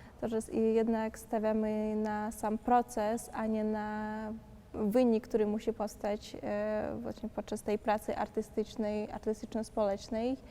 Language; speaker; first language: Polish; non-native, fluent; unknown